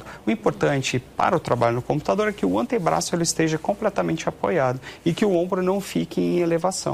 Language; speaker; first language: Portuguese; native; Portuguese